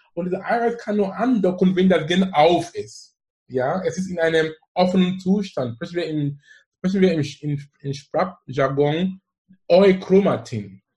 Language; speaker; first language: German; non-native, fluent; English